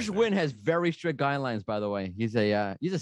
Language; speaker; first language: English; native; English